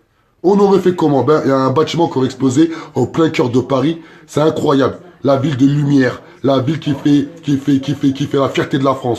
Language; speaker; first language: French; native; French